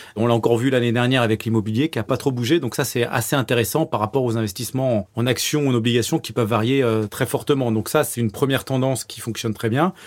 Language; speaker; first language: French; native; French